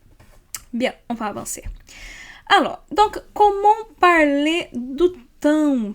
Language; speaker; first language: French; non-native, fluent; Portuguese